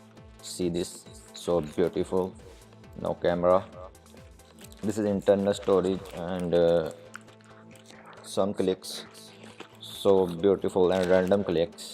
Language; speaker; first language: English; non-native, learner; Urdu